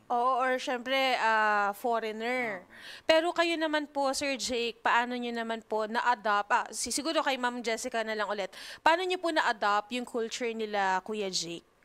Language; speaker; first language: Filipino; native; Filipino